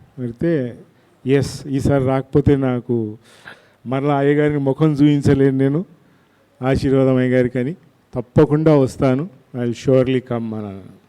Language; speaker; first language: Telugu; non-native, local second language; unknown